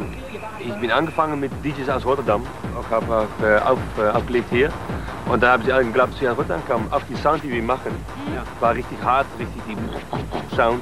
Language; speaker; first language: German; non-native, learner; Dutch